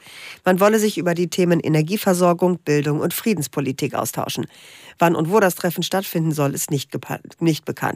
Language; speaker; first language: German; native; German